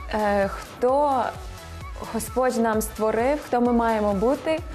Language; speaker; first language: Ukrainian; non-native, fluent; English